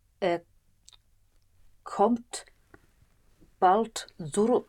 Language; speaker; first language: German; non-native, learner; English